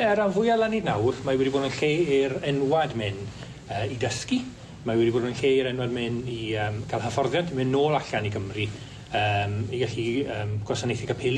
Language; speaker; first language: Welsh; native; Welsh